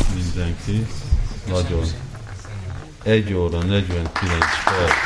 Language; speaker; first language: Hungarian; early bilingual, heritage; Hungarian